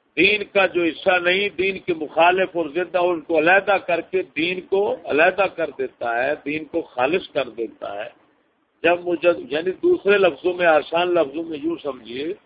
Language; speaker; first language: Urdu; native; Urdu